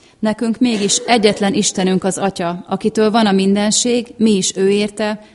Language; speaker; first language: Hungarian; native; Hungarian